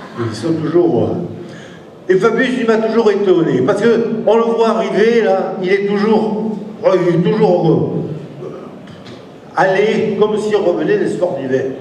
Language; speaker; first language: French; native; French